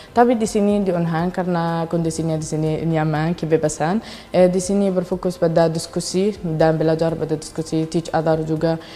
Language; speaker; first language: Indonesian; non-native, learner; Arabic